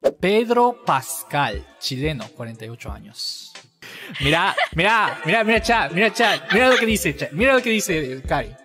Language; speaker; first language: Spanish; non-native, fluent; Japanese